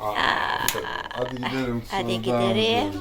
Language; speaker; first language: Turkish; non-native, learner; Thai